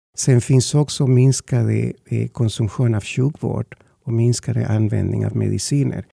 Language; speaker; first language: Swedish; non-native, fluent; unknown